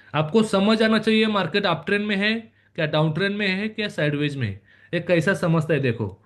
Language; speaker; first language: Hindi; non-native, local second language; Marathi